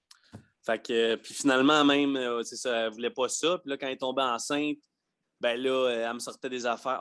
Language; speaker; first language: French; native; French